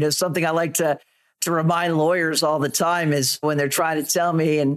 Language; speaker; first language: English; native; English